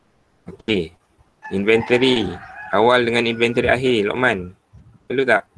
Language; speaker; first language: Malay; native; Malay